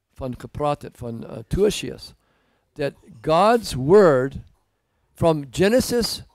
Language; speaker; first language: English; native; English